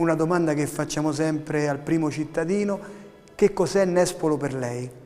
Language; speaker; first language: Italian; native; Italian